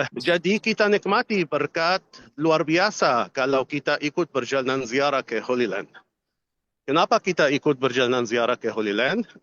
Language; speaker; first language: Indonesian; non-native, fluent; Arabic